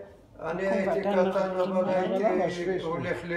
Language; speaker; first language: Hebrew; non-native, fluent; Arabic